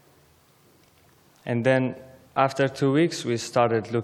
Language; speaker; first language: English; non-native, learner; Armenian